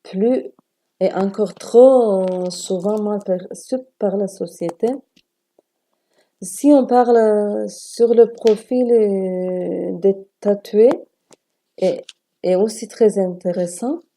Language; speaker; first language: French; non-native, learner; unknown